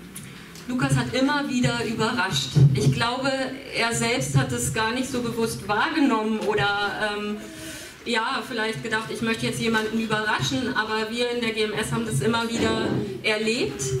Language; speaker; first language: German; native; German